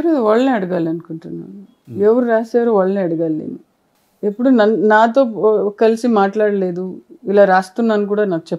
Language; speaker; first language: Telugu; non-native, local second language; Kannada